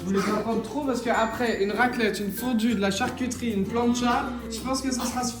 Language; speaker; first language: French; native; French